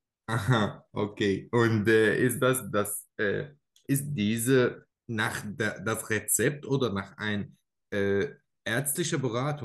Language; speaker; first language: German; non-native, learner; Arabic